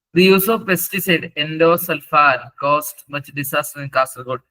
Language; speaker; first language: English; non-native, local second language; Malayalam